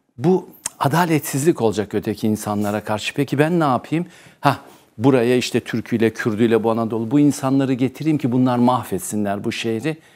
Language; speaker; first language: Turkish; native; Turkish